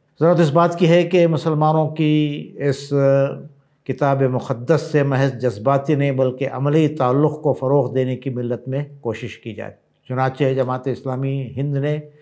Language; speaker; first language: Hindi; non-native, local second language; Urdu